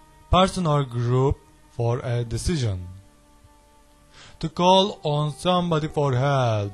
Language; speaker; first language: English; non-native, learner; Turkish